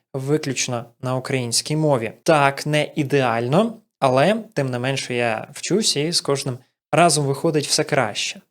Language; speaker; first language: Ukrainian; non-native, local second language; Russian